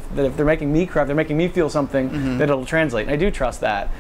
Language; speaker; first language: English; native; English